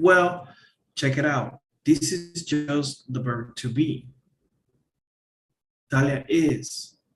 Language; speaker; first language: English; non-native, fluent; Spanish